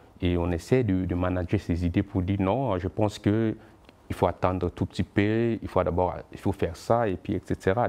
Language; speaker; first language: French; non-native, local second language; Lingala